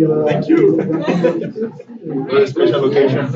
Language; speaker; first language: English; non-native, fluent; Spanish